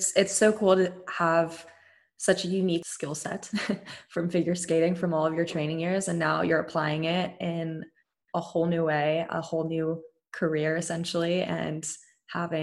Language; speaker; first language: English; native; English